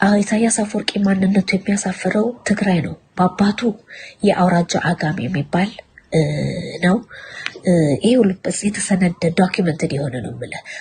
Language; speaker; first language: Amharic; non-native, local second language; Tigrinya